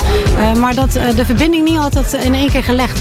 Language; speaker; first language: Dutch; native; Dutch